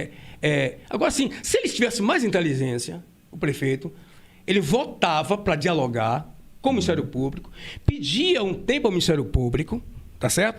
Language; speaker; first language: Portuguese; native; Portuguese